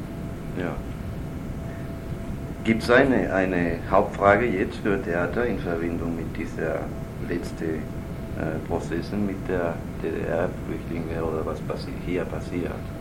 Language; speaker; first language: German; non-native, learner; Spanish